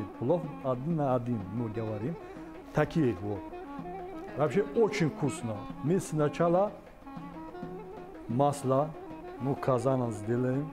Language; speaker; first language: Russian; non-native, learner; Tajik